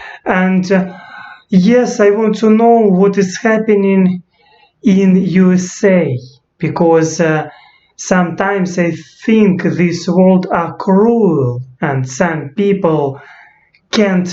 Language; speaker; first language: English; non-native, learner; Russian